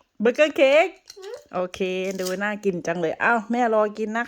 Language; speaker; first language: Thai; native; Thai